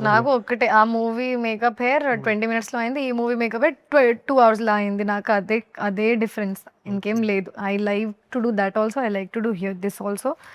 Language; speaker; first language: Telugu; non-native, learner; Hindi